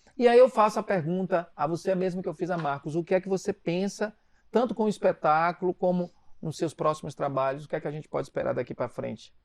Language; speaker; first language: Portuguese; native; Portuguese